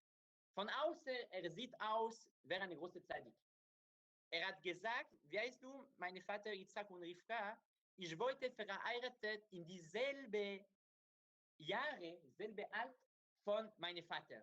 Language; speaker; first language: German; non-native, learner; Hebrew